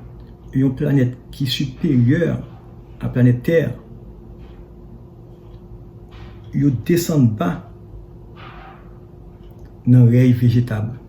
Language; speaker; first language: French; non-native, learner; Haitian Creole